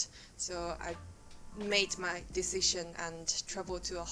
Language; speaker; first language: English; non-native, fluent; Chinese